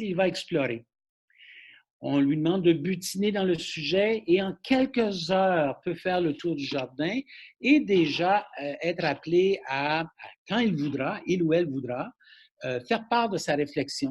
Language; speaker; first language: French; native; French